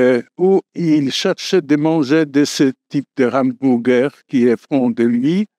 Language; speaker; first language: French; non-native, fluent; Polish